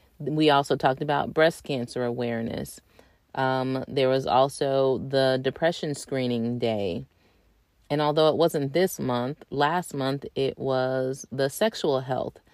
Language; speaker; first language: English; native; English